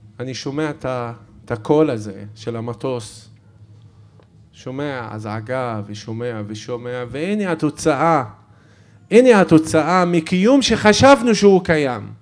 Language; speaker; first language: Hebrew; non-native, local second language; Arabic